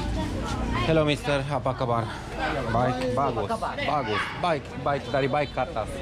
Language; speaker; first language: Indonesian; non-native, learner; Romanian